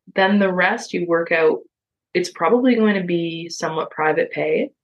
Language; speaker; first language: English; native; English